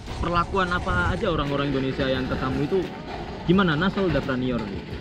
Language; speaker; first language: Indonesian; native; Indonesian